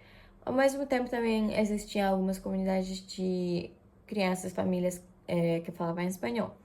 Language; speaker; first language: Portuguese; non-native, fluent; Japanese